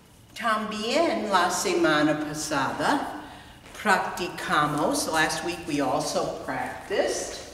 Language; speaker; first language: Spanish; non-native, fluent; English